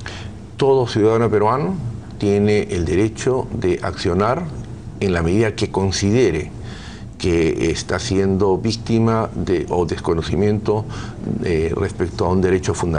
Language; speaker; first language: Spanish; native; Spanish